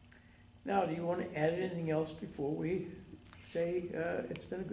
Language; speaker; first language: English; native; English